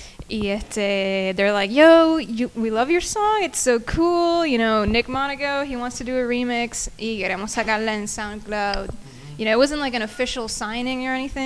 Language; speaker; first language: English; non-native, local second language; Spanish